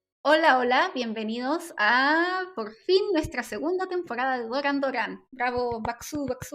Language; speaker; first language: Spanish; native; Spanish